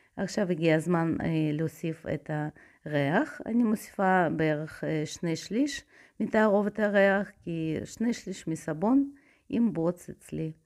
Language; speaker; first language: Hebrew; non-native, fluent; Russian